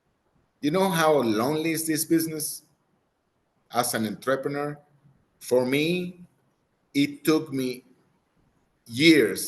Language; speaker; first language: English; non-native, fluent; Spanish